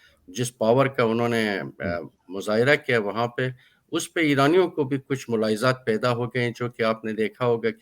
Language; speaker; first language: Hindi; non-native, fluent; Persian